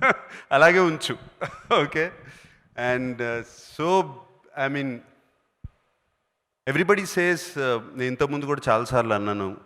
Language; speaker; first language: Telugu; native; Telugu